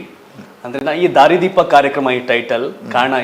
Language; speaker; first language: Kannada; native; Kannada